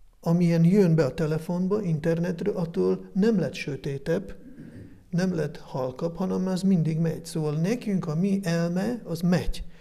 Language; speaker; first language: Hungarian; early bilingual, heritage; Hungarian